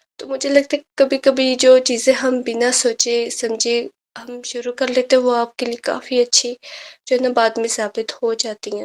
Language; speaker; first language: Urdu; native; Urdu